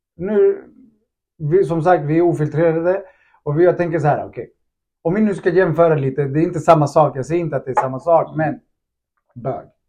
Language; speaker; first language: Swedish; early bilingual, other home language; Spanish